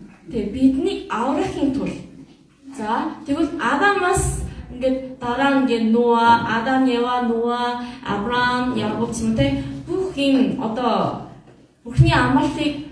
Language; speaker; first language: Mongolian; non-native, fluent; Korean